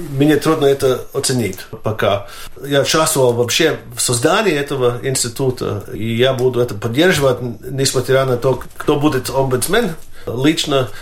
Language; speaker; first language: Russian; non-native, fluent; Latvian